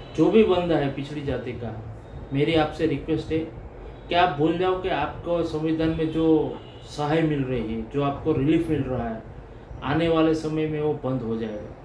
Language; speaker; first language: Hindi; non-native, local second language; Gujarati